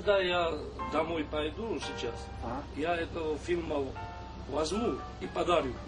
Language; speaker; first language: Russian; non-native, fluent; Georgian